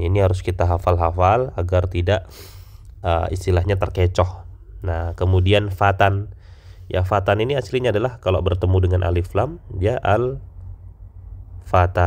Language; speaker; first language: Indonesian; native; Indonesian